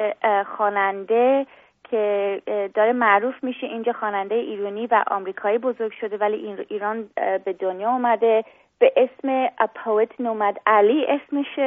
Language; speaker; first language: Persian; early bilingual, heritage; Persian